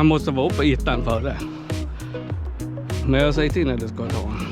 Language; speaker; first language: Swedish; non-native, fluent; Vietnamese